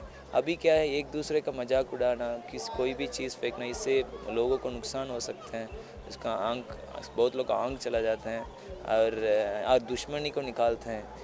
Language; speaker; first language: Hindi; non-native, local second language; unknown